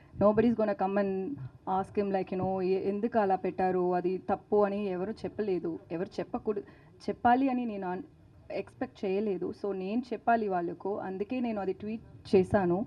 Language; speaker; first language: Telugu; non-native, learner; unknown